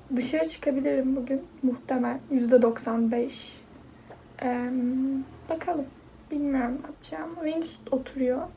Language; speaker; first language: Turkish; native; Turkish